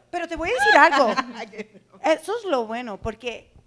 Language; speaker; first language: Spanish; early bilingual, heritage; Spanish